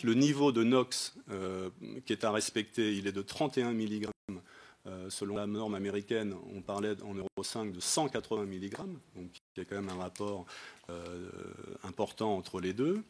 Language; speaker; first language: French; native; French